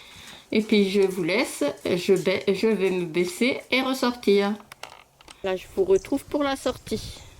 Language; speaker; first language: French; native; French